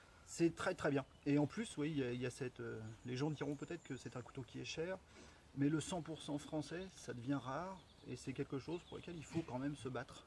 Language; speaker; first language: French; native; French